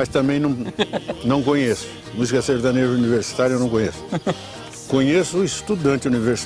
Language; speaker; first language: Portuguese; native; Portuguese